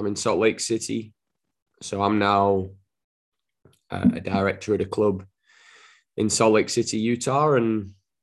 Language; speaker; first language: English; native; English